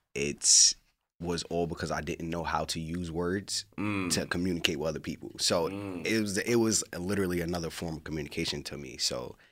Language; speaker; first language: English; native; English